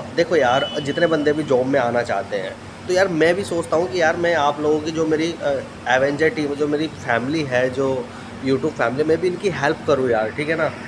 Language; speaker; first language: Hindi; native; Hindi